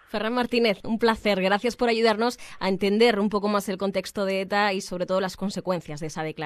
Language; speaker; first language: Spanish; native; Spanish